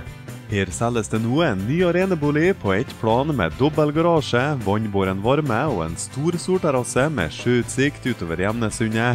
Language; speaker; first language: Norwegian; native; Norwegian